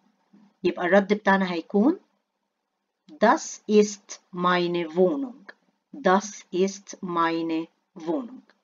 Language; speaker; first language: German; non-native, fluent; Arabic